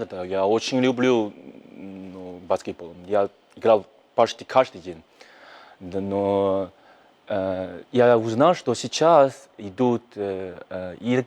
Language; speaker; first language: Russian; non-native, learner; Chinese